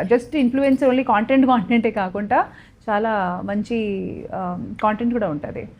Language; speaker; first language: Telugu; non-native, local second language; Odia